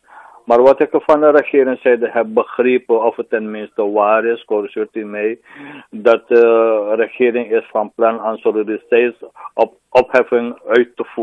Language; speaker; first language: Dutch; non-native, local second language; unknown